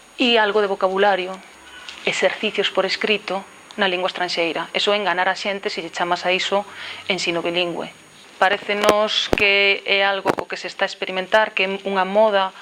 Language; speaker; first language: Galician; non-native, local second language; Spanish